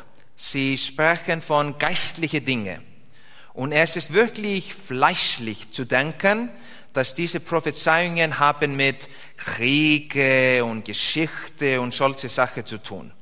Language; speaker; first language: German; non-native, fluent; Icelandic